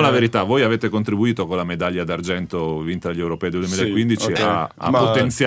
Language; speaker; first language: Italian; native; Italian